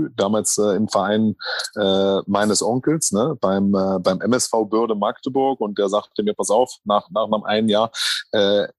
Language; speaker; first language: German; native; German